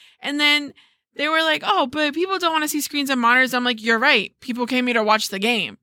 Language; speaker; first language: English; early bilingual, other home language; Spanish